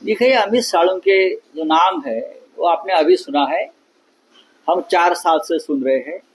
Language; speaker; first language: Hindi; non-native, local second language; Marathi